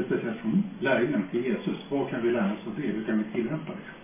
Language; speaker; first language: Swedish; non-native, fluent; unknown